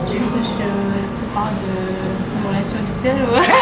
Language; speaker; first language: French; non-native, fluent; Korean